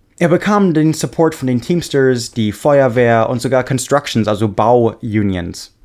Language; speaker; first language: German; non-native, fluent; English